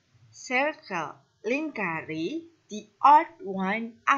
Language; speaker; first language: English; non-native, fluent; Indonesian